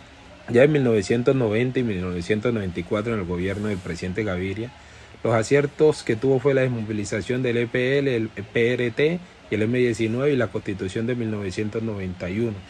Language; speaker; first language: Spanish; native; Spanish